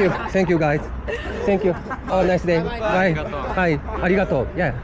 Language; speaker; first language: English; non-native, learner; Japanese